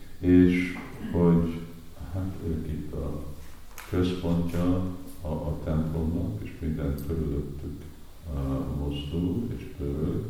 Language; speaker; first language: Hungarian; native; Hungarian